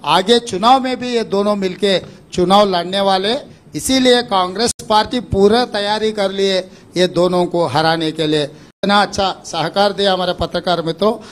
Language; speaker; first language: Hindi; non-native, local second language; Telugu